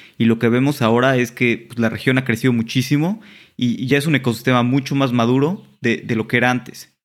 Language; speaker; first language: Spanish; native; Spanish